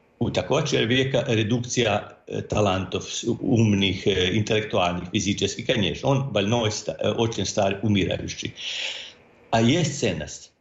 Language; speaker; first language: Russian; non-native, fluent; Croatian